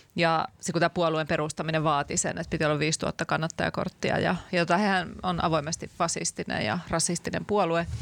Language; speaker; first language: Finnish; native; Finnish